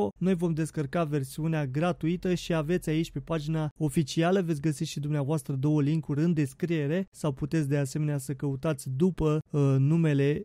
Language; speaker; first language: Romanian; native; Romanian